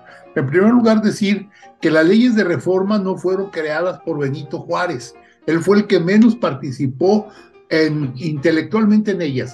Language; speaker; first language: Spanish; native; Spanish